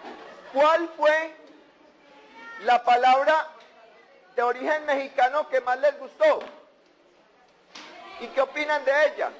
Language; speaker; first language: Spanish; native; Spanish